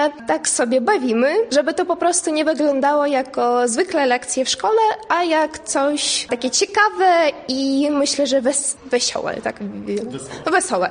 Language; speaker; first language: Polish; non-native, learner; Ukrainian